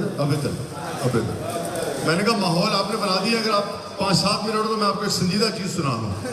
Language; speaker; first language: Urdu; non-native, local second language; Punjabi